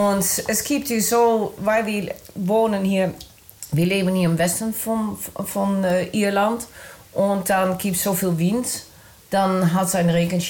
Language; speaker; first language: German; non-native, learner; Dutch